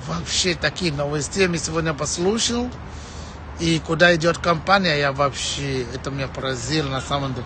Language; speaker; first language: Russian; non-native, fluent; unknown